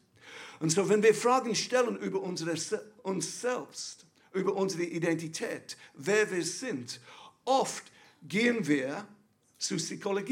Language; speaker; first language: German; non-native, fluent; English